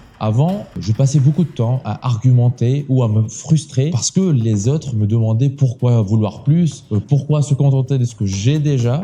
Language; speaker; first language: French; native; French